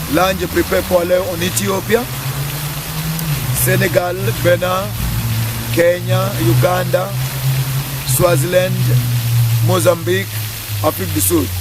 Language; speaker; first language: French; non-native, learner; English